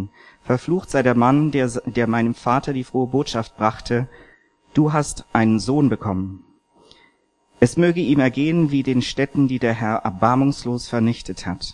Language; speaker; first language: German; native; German